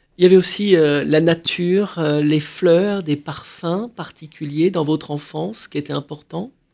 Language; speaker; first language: French; native; French